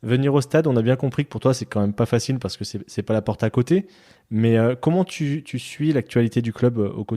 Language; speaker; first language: French; native; French